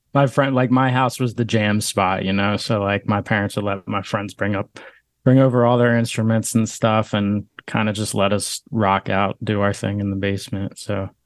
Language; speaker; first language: English; native; English